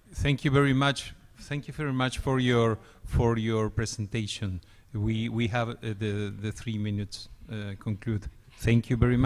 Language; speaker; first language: English; non-native, fluent; Spanish